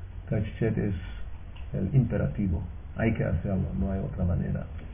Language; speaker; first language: Spanish; native; Spanish